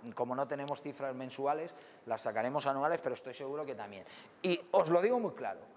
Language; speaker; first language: Spanish; native; Spanish